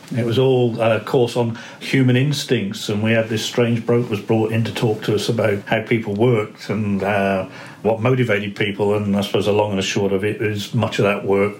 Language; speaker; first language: English; native; English